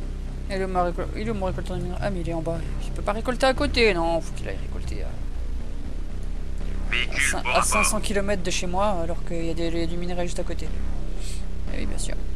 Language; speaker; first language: French; native; French